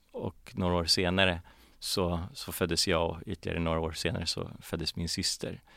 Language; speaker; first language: Swedish; early bilingual, other home language; Polish